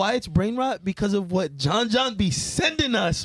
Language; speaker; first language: English; native; English